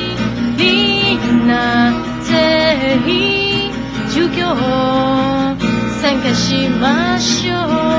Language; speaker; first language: Japanese; non-native, learner; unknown